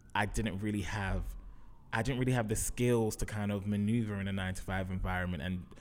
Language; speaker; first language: English; native; English